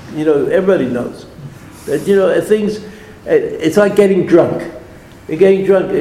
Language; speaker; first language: English; native; English